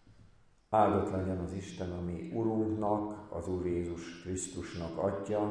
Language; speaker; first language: Hungarian; native; Hungarian